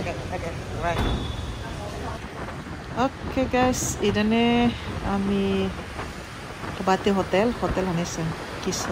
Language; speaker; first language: Indonesian; non-native, local second language; Tetum